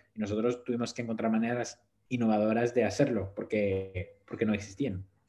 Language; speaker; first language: Spanish; non-native, fluent; Portuguese